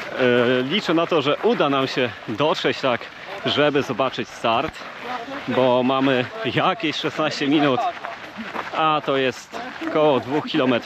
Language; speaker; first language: Polish; native; Polish